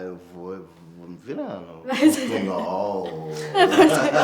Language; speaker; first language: Portuguese; native; Portuguese